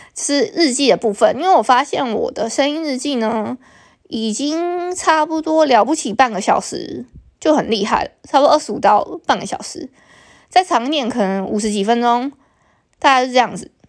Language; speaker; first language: Chinese; non-native, local second language; Min Nan Chinese